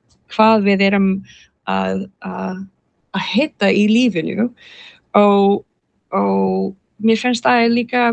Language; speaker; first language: Icelandic; non-native, learner; English